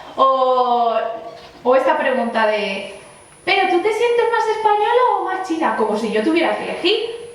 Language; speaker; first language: Spanish; early bilingual, other home language; Chinese